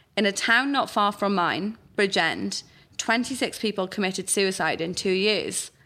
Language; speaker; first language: English; native; English